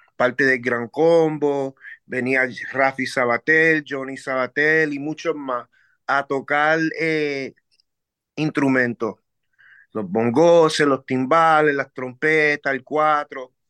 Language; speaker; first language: Spanish; early bilingual, heritage; Spanish